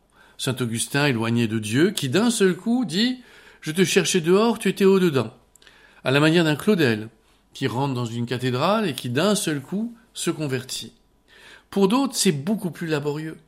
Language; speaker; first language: French; native; French